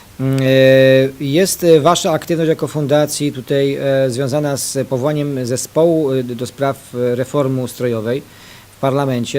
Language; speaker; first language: Polish; native; Polish